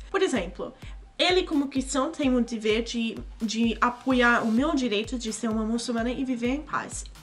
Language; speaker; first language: Portuguese; non-native, fluent; English